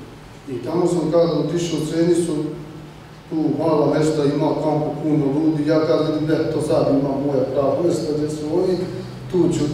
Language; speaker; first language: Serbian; non-native, learner; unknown